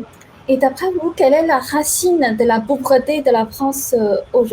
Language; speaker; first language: French; non-native, fluent; Chinese